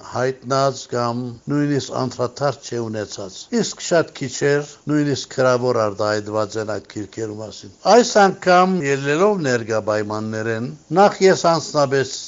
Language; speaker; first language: Armenian; native; Armenian